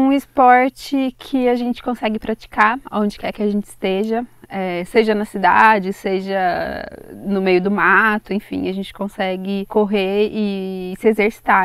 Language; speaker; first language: Portuguese; native; Portuguese